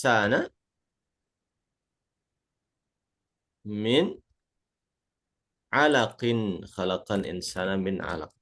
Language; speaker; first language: Arabic; non-native, fluent; Indonesian